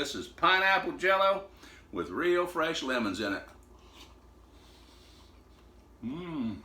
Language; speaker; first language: English; native; English